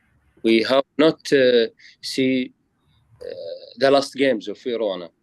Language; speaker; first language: English; non-native, learner; Arabic